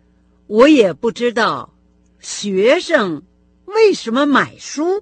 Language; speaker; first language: Chinese; non-native, fluent; Russian